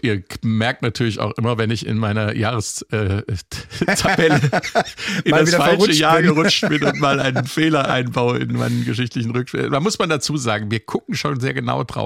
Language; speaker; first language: German; native; German